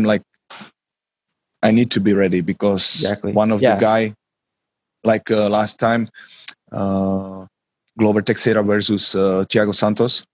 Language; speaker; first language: English; non-native, learner; Czech